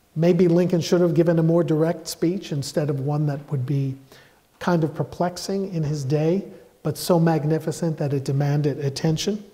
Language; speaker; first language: English; native; English